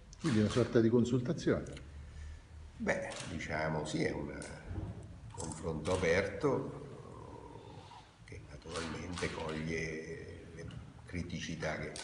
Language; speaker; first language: Italian; native; Italian